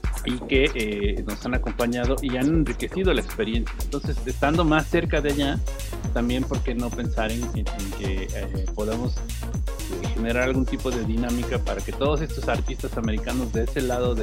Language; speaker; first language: Spanish; native; Spanish